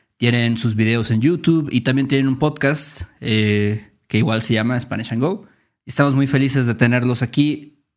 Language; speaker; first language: Spanish; native; Spanish